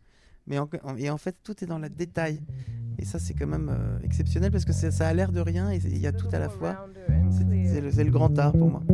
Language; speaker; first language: French; native; French